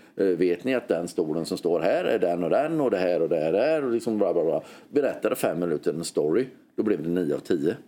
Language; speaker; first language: Swedish; native; Swedish